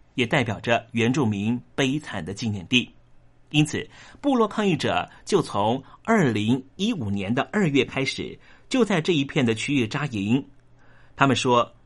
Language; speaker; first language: Chinese; non-native, local second language; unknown